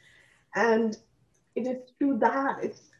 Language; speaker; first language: English; non-native, local second language; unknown